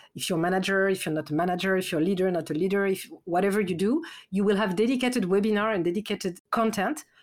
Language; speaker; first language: English; non-native, fluent; French